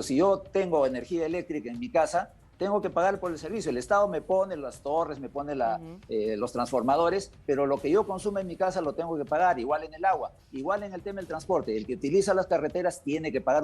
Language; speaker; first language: Spanish; native; Spanish